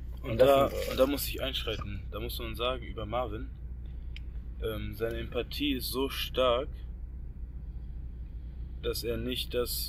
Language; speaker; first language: German; native; German